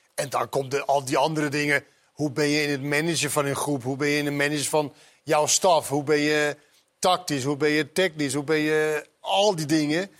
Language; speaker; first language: Dutch; non-native, fluent; Danish